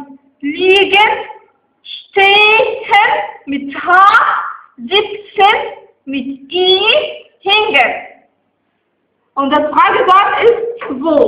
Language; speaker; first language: German; non-native, fluent; Arabic